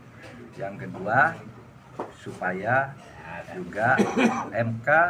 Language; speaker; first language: Indonesian; non-native, local second language; Madurese